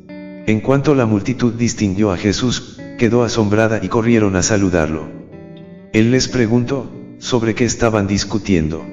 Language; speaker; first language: Spanish; native; Spanish